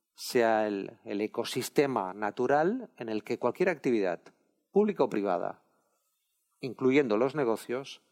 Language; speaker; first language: Spanish; non-native, local second language; Catalan